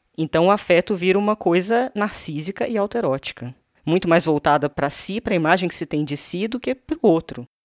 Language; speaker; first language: Portuguese; native; Portuguese